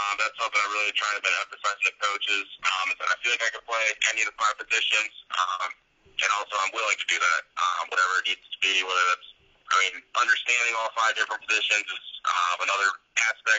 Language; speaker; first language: English; native; English